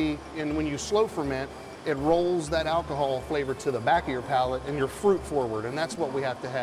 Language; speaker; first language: English; native; English